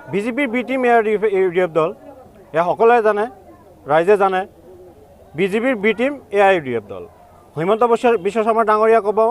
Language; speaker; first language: Assamese; non-native, local second language; Bangla